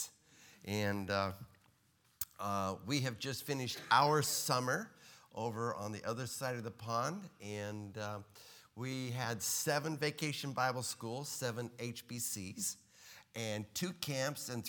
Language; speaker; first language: English; native; English